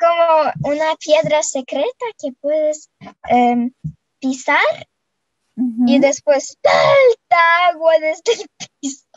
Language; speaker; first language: Spanish; non-native, fluent; Russian